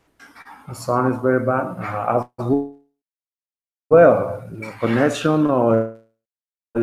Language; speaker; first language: English; non-native, learner; Spanish